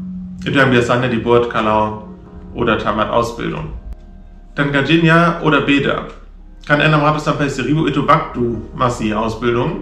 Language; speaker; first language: Indonesian; non-native, learner; German